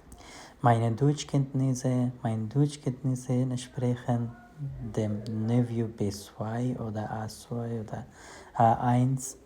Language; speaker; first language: German; non-native, learner; Persian